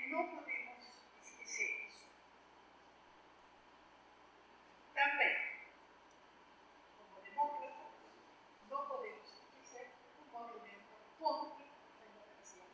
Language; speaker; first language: Portuguese; non-native, learner; Spanish